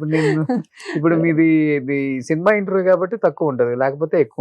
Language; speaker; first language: Telugu; native; Telugu